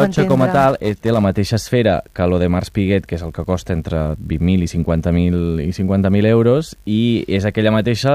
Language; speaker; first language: Catalan; native; Catalan